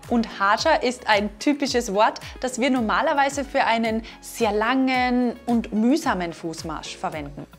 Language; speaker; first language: German; native; German